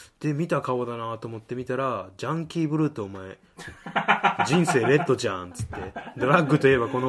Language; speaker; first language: Japanese; native; Japanese